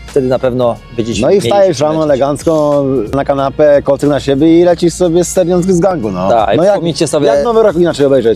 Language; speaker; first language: Polish; native; Polish